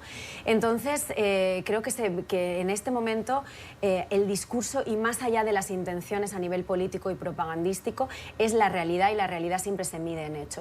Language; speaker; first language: Spanish; native; Spanish